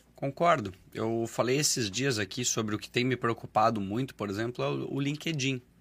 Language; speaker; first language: Portuguese; native; Portuguese